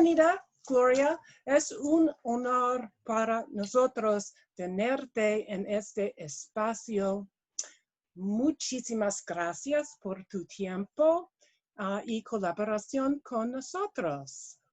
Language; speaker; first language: Spanish; non-native, learner; English